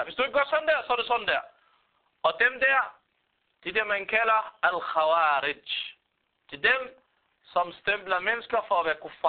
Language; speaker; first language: Danish; non-native, fluent; Arabic